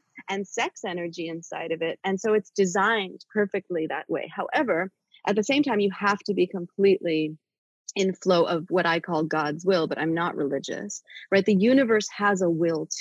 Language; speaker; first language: English; native; English